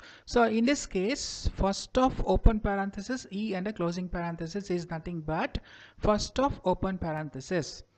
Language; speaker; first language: English; non-native, local second language; Kannada